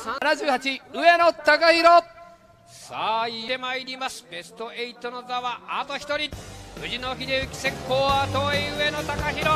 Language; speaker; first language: Japanese; native; Japanese